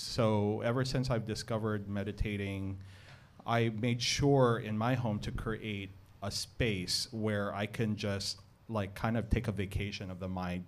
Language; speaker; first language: English; non-native, local second language; Filipino